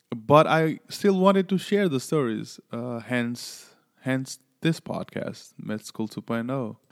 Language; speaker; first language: English; non-native, local second language; Nepali